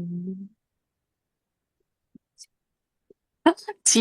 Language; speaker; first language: Chinese; non-native, learner; Indonesian